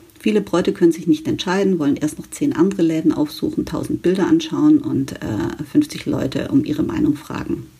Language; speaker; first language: German; native; German